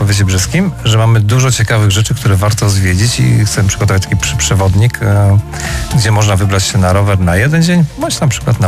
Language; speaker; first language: Polish; native; Polish